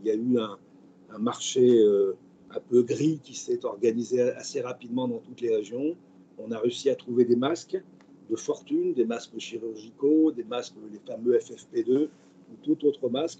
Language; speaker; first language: French; native; French